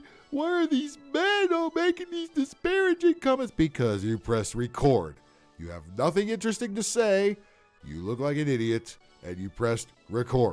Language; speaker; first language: English; native; English